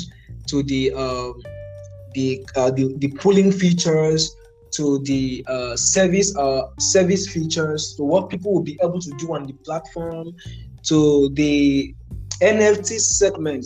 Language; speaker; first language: English; non-native, local second language; Igbo